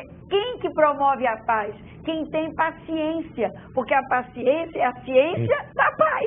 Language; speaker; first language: Portuguese; native; Portuguese